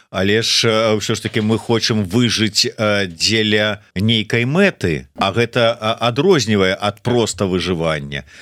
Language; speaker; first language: Belarusian; native; Belarusian